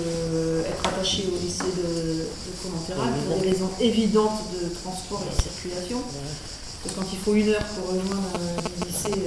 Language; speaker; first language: French; native; French